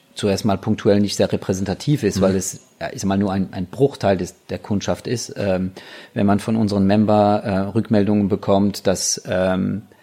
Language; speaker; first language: German; non-native, fluent; French